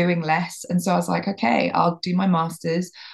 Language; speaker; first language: English; native; English